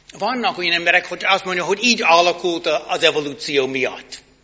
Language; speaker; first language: Hungarian; non-native, learner; English